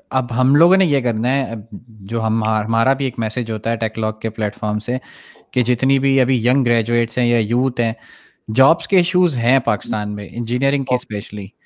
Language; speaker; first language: Urdu; native; Urdu